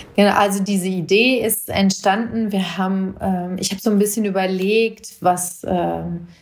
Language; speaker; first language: German; native; German